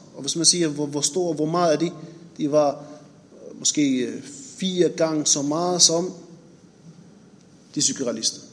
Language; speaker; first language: Danish; non-native, fluent; Arabic